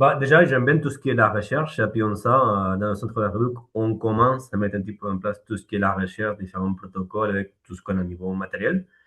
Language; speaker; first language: French; non-native, fluent; Spanish